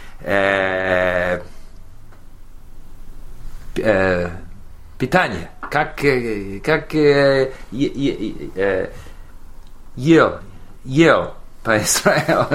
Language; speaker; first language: Russian; non-native, learner; English